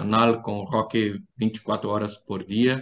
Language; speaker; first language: Spanish; non-native, fluent; Portuguese